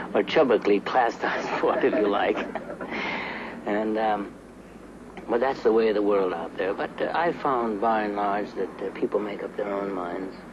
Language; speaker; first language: English; native; English